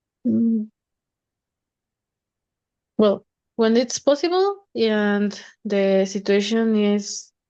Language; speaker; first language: English; non-native, learner; Spanish